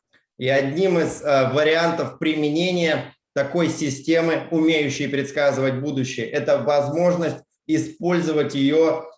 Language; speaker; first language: Russian; native; Russian